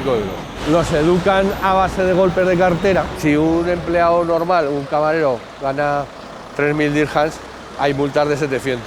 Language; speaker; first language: Spanish; native; Spanish